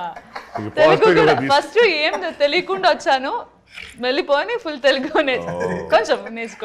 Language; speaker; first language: Telugu; non-native, learner; Malayalam